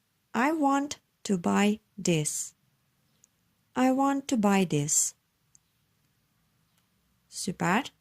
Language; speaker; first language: English; non-native, learner; Turkish